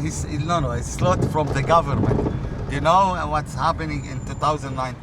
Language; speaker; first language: English; non-native, learner; Arabic